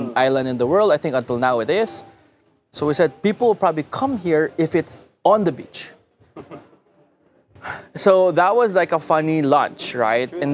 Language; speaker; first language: English; non-native, local second language; Filipino